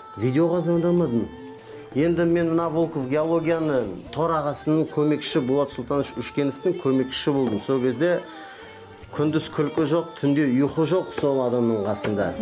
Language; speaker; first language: Kazakh; non-native, local second language; Kurdish